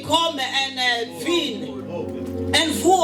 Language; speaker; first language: Swedish; non-native, learner; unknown